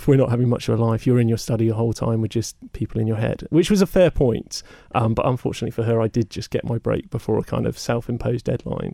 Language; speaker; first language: English; native; English